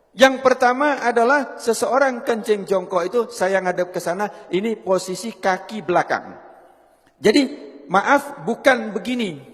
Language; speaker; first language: Indonesian; native; Indonesian